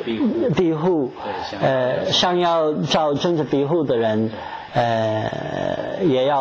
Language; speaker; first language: Chinese; non-native, fluent; English